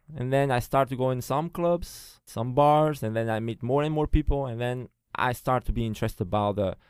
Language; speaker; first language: English; non-native, fluent; Portuguese